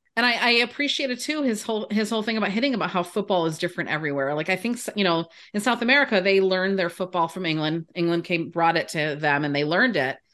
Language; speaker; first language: English; native; English